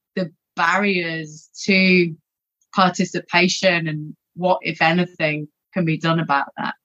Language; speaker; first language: English; native; English